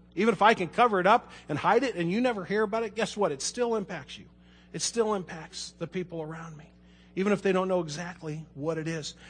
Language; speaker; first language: English; native; English